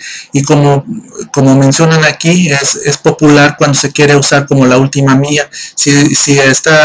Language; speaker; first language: Spanish; native; Spanish